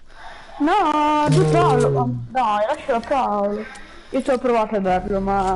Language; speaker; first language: Italian; native; Italian